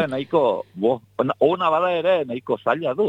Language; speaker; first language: Basque; native; Basque